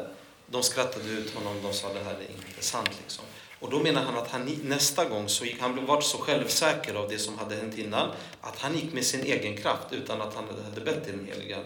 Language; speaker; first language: Swedish; non-native, fluent; Polish